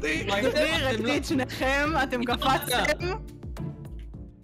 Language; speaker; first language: Hebrew; native; Hebrew